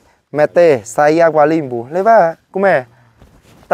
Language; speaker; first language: Portuguese; non-native, learner; Vietnamese